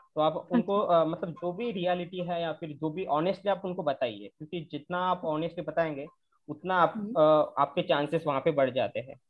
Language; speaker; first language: Hindi; non-native, local second language; Marathi